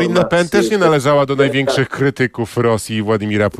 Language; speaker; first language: Polish; native; Polish